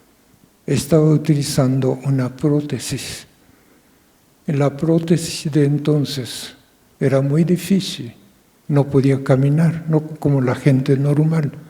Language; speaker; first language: Spanish; non-native, fluent; Japanese